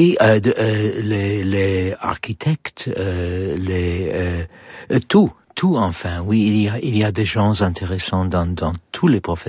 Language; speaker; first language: French; non-native, learner; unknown